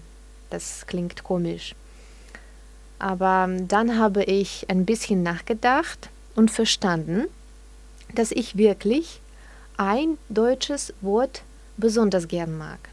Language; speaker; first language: German; non-native, fluent; Russian